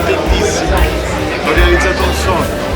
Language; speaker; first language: Italian; native; Italian